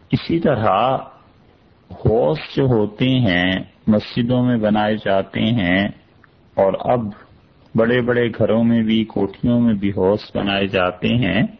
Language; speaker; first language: Urdu; native; Urdu